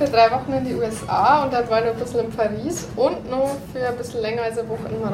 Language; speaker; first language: German; native; German